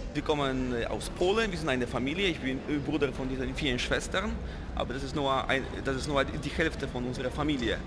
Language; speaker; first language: German; non-native, fluent; Polish